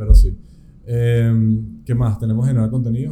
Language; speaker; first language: Spanish; native; Spanish